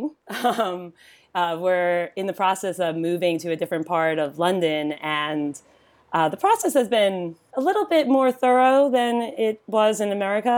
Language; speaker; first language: English; native; English